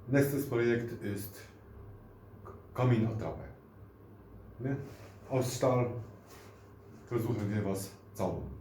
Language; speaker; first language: German; non-native, local second language; Polish